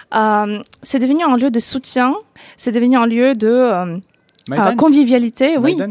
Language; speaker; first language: French; non-native, fluent; Ukrainian